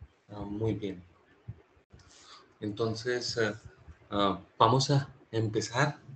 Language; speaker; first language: Spanish; non-native, fluent; Hindi